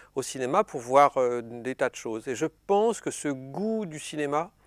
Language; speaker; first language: French; native; French